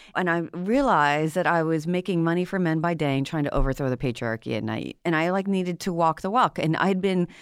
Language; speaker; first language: English; native; English